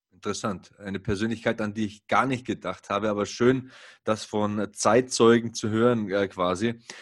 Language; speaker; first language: German; native; German